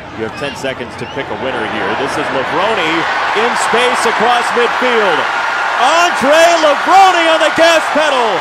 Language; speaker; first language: English; native; English